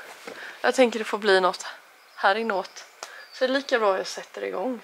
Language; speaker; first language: Swedish; native; Swedish